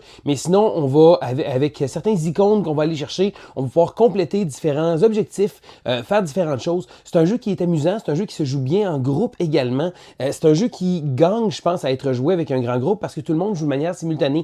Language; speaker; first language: French; native; French